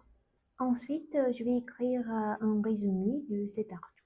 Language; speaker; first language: French; non-native, learner; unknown